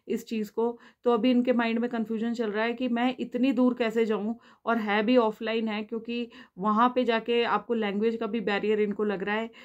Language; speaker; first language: Hindi; native; Hindi